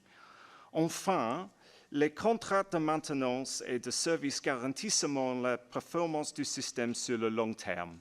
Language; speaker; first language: French; non-native, learner; English